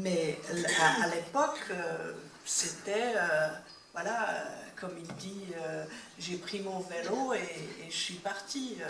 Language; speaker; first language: French; non-native, fluent; Czech